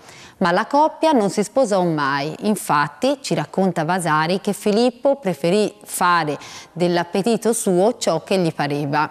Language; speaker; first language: Italian; native; Italian